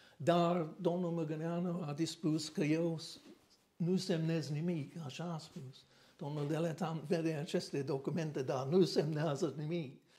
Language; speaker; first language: Romanian; non-native, fluent; English